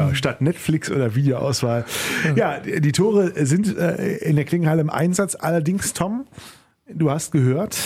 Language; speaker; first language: German; native; German